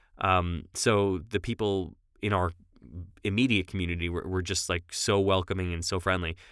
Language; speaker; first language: English; native; English